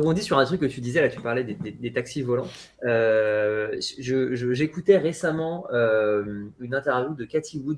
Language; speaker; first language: French; native; French